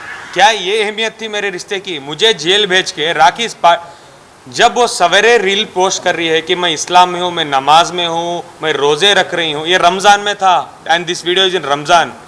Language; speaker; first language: Hindi; native; Hindi